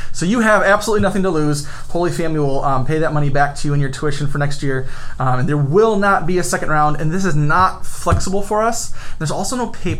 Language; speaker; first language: English; native; English